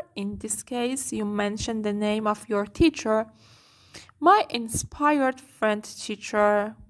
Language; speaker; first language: English; non-native, fluent; Persian